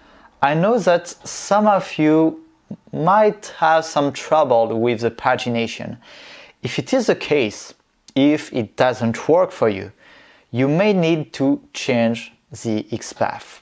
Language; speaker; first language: English; non-native, fluent; French